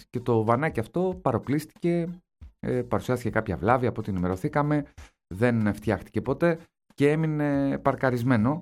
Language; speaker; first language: Greek; native; Greek